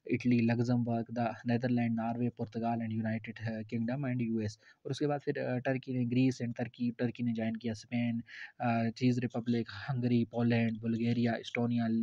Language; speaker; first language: Hindi; non-native, local second language; Kashmiri